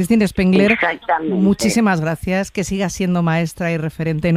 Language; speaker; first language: Spanish; native; Spanish